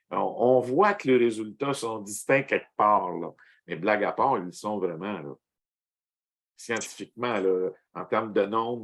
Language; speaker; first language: French; native; French